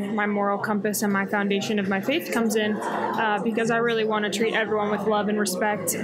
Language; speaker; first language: English; native; English